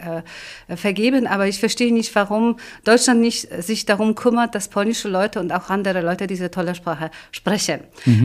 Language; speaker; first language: German; non-native, fluent; Polish